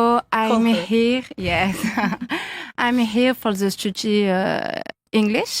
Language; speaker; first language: English; non-native, learner; French